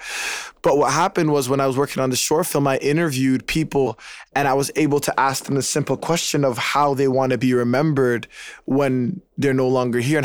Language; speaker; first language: English; native; English